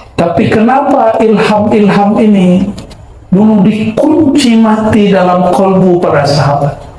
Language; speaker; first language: Malay; non-native, local second language; Minangkabau